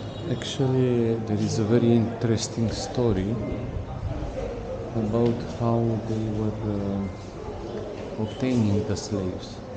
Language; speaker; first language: English; non-native, fluent; Romanian